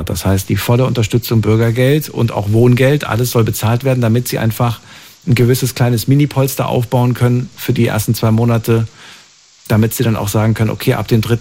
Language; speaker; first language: German; native; German